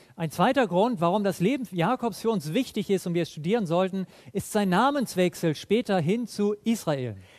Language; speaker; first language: German; native; German